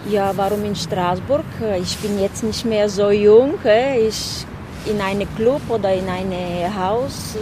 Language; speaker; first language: German; non-native, learner; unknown